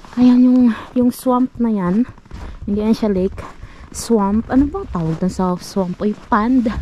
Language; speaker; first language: Filipino; non-native, local second language; Hiligaynon